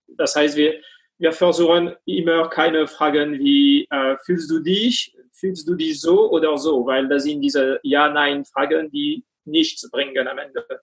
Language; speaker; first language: German; non-native, fluent; French